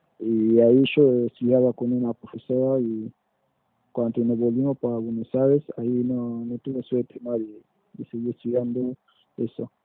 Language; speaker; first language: Spanish; non-native, fluent; French